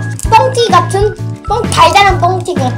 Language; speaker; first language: Korean; native; Korean